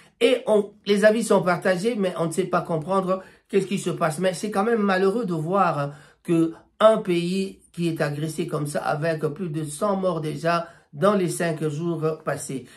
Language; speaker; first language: French; non-native, local second language; Lingala